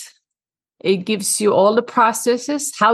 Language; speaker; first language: English; non-native, fluent; Swedish